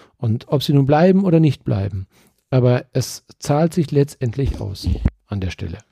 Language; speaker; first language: German; native; German